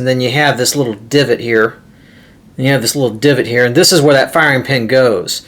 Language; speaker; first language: English; native; English